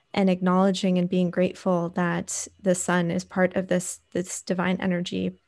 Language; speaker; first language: English; native; English